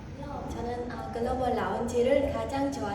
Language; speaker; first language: Korean; non-native, fluent; Vietnamese